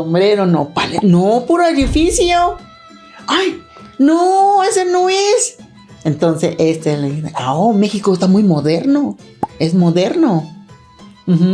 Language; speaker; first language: Spanish; non-native, learner; Thai